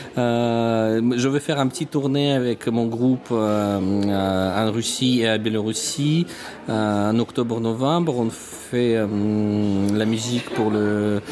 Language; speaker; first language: French; non-native, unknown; Russian